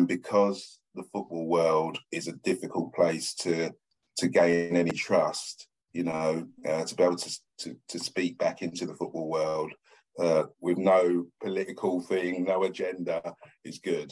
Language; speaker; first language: English; native; English